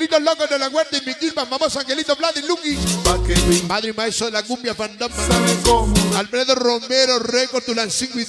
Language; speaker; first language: Spanish; native; Spanish